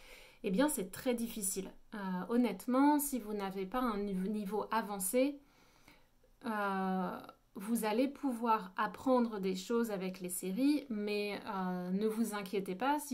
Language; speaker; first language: French; native; French